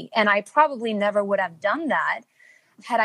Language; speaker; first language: English; non-native, fluent; Albanian